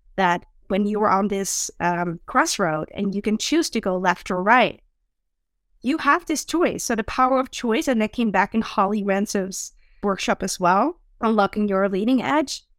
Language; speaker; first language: English; non-native, fluent; Dutch